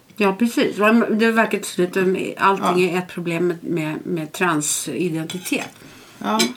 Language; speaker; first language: Swedish; early bilingual, other home language; Estonian